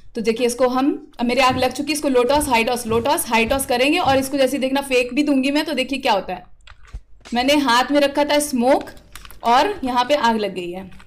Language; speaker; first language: Hindi; native; Hindi